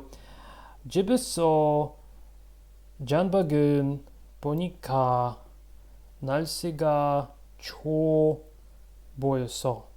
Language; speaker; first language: Korean; non-native, learner; Russian